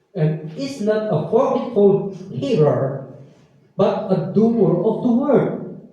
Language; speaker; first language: English; non-native, local second language; Filipino